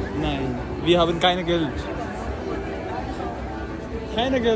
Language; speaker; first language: German; non-native, learner; Hindi